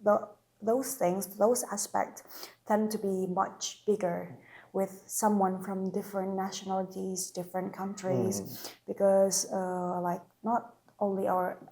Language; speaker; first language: English; non-native, local second language; Indonesian